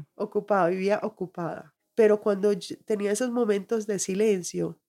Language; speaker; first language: Spanish; early bilingual, heritage; Spanish